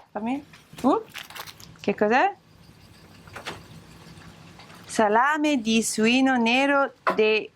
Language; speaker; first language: Italian; non-native, fluent; English